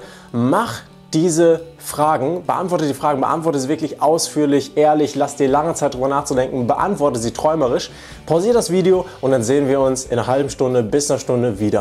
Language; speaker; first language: German; native; German